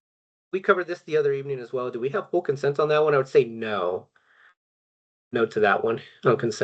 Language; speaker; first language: English; native; English